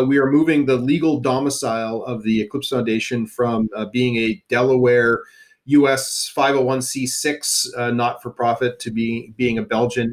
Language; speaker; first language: English; native; English